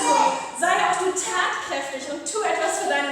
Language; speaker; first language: German; native; German